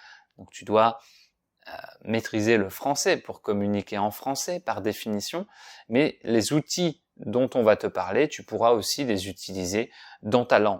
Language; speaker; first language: French; native; French